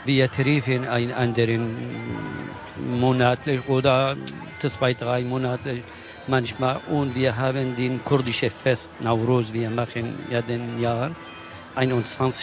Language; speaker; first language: German; non-native, learner; Kurdish